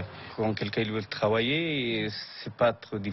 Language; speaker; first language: French; non-native, learner; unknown